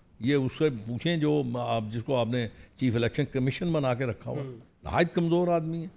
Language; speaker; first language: Urdu; non-native, local second language; Punjabi